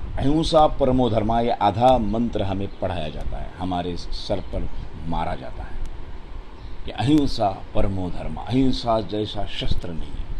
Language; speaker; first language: Hindi; non-native, local second language; Marathi